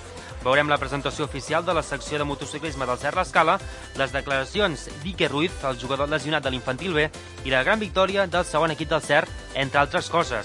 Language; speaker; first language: Catalan; native; Catalan